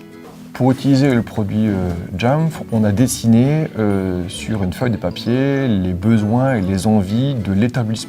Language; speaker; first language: French; native; French